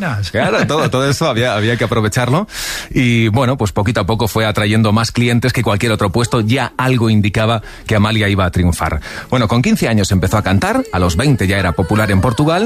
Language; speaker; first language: Spanish; native; Spanish